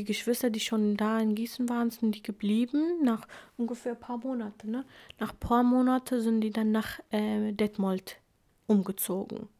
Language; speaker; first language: German; non-native, fluent; Kurdish